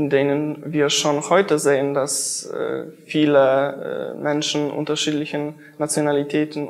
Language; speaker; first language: German; non-native, fluent; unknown